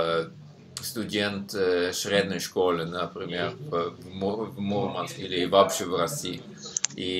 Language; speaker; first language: Russian; non-native, learner; Norwegian